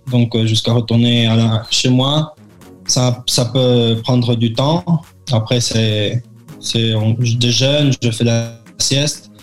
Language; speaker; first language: French; early bilingual, heritage; French